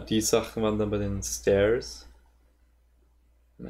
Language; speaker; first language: German; native; German